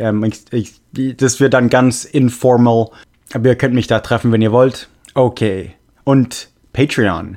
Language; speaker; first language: German; non-native, fluent; English